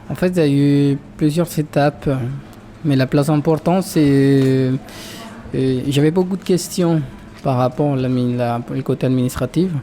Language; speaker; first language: French; non-native, fluent; Spanish